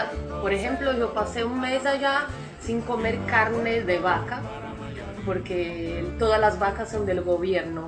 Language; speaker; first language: Spanish; non-native, fluent; Portuguese